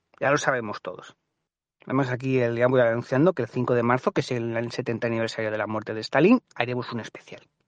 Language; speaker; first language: Spanish; native; Spanish